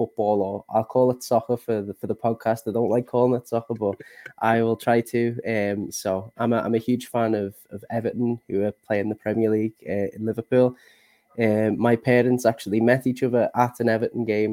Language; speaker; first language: English; native; English